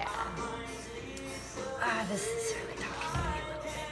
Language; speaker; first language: English; native; English